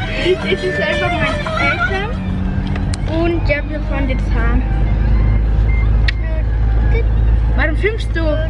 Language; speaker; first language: German; early bilingual, other home language; Turkish